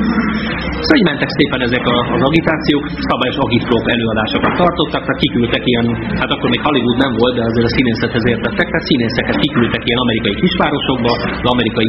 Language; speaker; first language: Hungarian; native; Hungarian